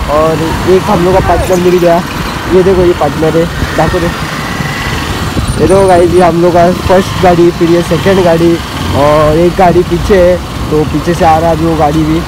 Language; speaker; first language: Hindi; non-native, local second language; Marathi